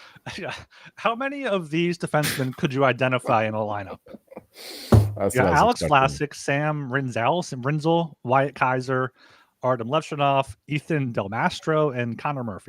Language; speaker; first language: English; native; English